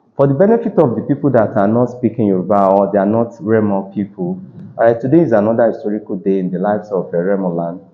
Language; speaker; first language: English; non-native, local second language; Yoruba